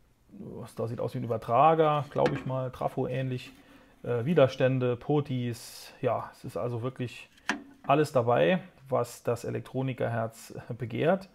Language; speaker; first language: German; native; German